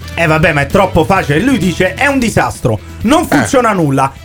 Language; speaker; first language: Italian; native; Italian